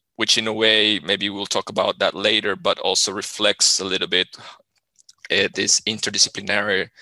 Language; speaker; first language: English; non-native, fluent; Spanish